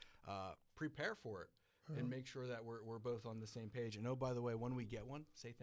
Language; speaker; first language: English; native; English